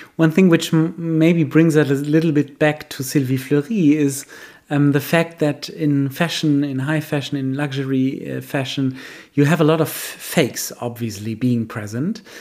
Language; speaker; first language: English; non-native, fluent; German